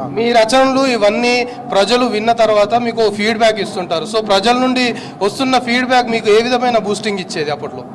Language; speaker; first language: Telugu; native; Telugu